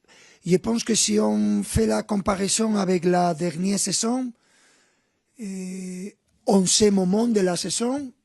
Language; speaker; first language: French; non-native, fluent; Spanish